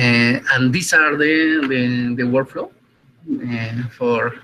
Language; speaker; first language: English; non-native, fluent; Spanish